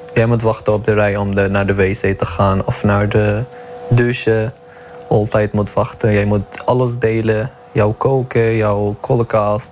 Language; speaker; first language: Dutch; non-native, learner; Arabic